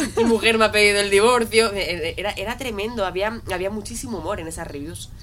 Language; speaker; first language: Spanish; native; Spanish